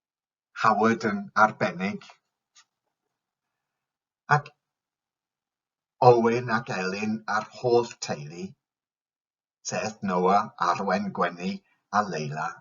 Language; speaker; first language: Welsh; non-native, fluent; English